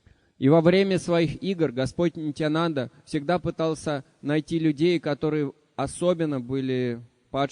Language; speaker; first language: Russian; native; Russian